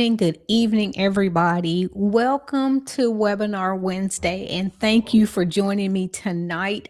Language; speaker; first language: English; native; English